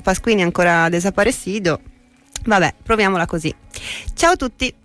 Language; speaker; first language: Italian; native; Italian